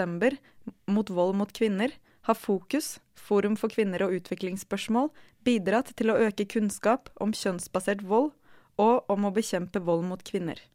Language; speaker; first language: Norwegian; native; Norwegian